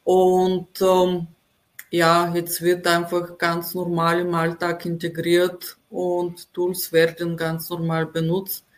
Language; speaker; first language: German; non-native, fluent; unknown